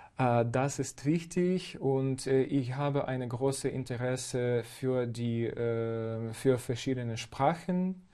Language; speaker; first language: German; non-native, fluent; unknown